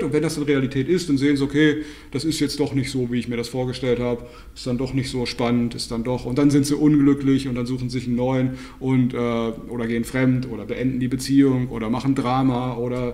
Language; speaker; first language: German; native; German